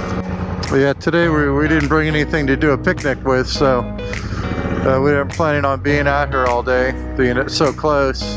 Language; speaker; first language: English; native; English